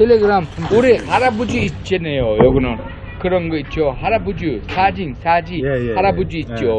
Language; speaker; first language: Korean; non-native, learner; Uzbek